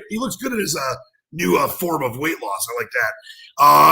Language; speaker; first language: English; native; English